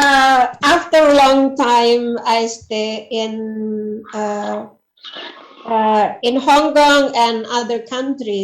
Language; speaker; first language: English; non-native, learner; Indonesian